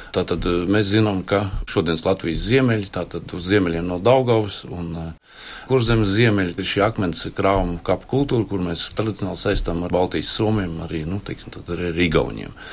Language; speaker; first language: Latvian; native; Latvian